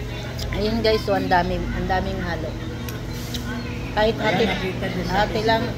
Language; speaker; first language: Filipino; native; Filipino